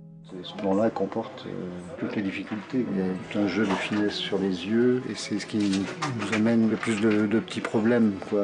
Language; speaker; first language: French; native; French